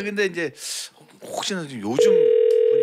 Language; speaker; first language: Korean; native; Korean